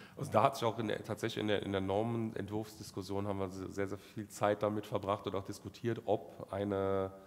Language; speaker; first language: German; native; German